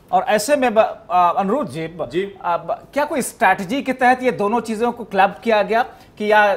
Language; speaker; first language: Hindi; native; Hindi